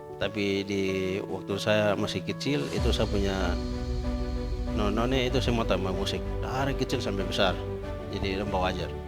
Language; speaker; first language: Indonesian; non-native, local second language; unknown